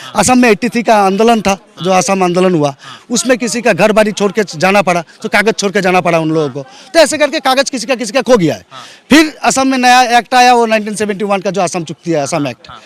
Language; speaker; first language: Hindi; non-native, local second language; Bangla